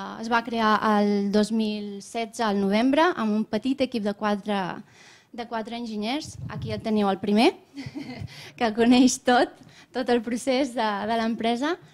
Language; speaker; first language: Catalan; non-native, fluent; Romanian